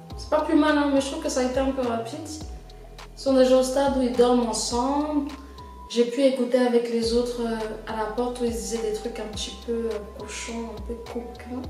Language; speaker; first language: French; native; French